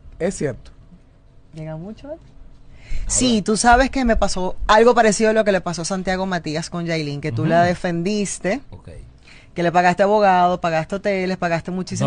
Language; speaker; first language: Spanish; native; Spanish